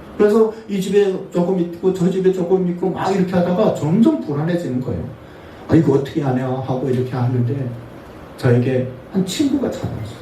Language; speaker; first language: Korean; native; Korean